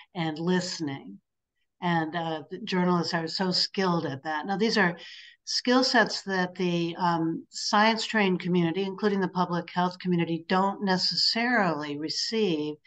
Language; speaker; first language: English; native; English